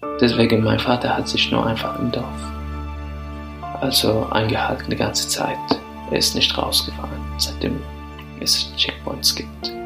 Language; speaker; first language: German; non-native, fluent; Arabic